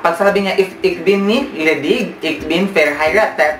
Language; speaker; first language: German; non-native, learner; Cebuano